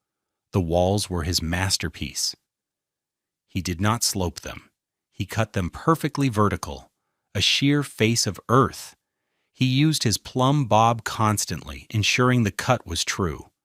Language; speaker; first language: English; native; English